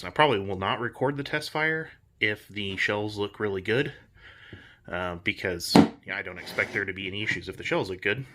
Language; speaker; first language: English; native; English